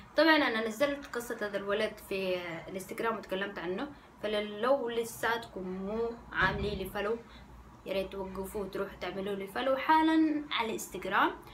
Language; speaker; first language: Arabic; early bilingual, other home language; Korean